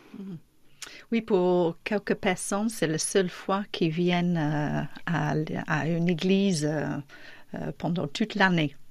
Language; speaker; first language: French; non-native, fluent; English